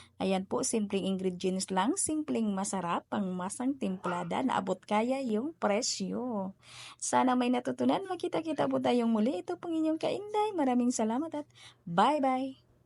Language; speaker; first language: Filipino; non-native, local second language; Cebuano